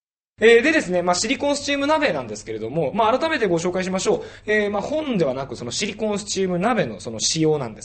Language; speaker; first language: Japanese; native; Japanese